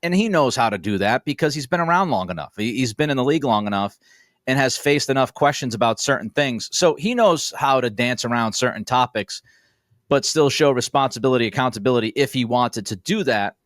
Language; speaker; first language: English; native; English